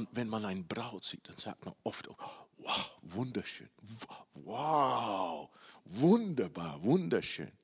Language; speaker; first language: German; non-native, learner; Dutch